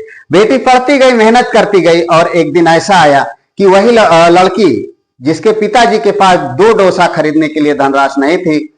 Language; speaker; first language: Hindi; native; Hindi